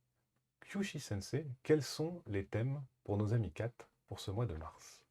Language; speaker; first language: French; native; French